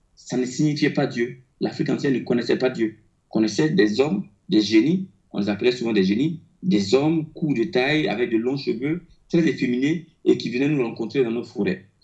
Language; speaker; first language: French; non-native, local second language; Akan